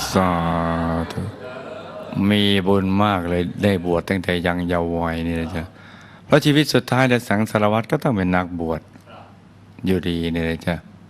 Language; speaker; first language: Thai; native; Thai